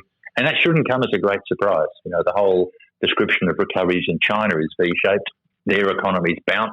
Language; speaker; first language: English; native; English